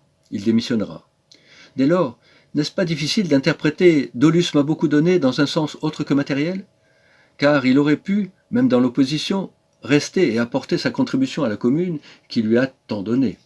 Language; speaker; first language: French; native; French